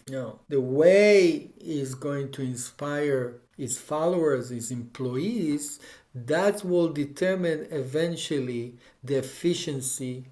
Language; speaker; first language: English; non-native, fluent; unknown